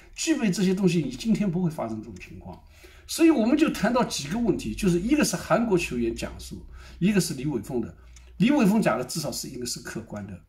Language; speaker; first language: Chinese; native; Chinese